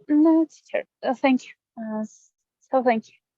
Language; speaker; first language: English; non-native, learner; Spanish